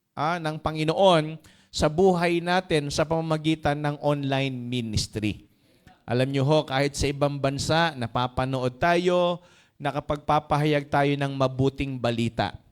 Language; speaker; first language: Filipino; native; Filipino